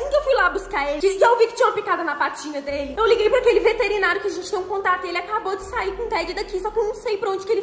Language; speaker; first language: Portuguese; native; Portuguese